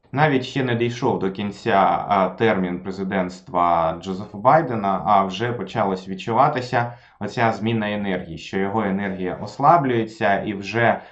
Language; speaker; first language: Ukrainian; non-native, local second language; Russian